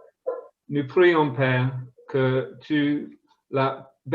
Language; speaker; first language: French; non-native, fluent; English